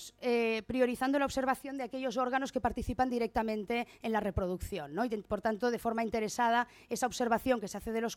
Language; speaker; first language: Spanish; native; Spanish